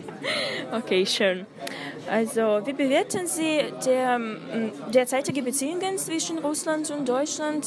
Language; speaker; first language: German; non-native, learner; Russian